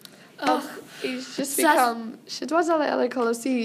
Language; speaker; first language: French; non-native, learner; English